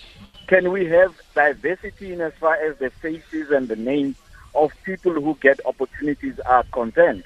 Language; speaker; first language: English; non-native, local second language; Tswana